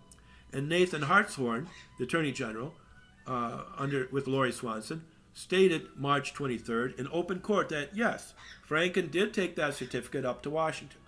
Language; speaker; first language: English; native; English